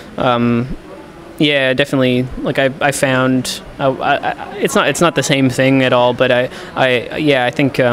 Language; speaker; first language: English; native; English